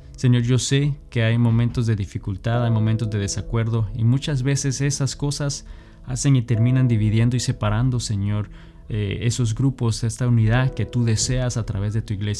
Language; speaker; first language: Spanish; native; Spanish